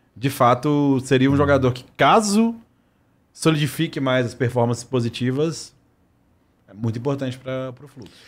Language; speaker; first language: Portuguese; native; Portuguese